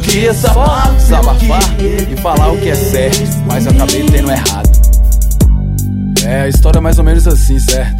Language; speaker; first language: Portuguese; native; Portuguese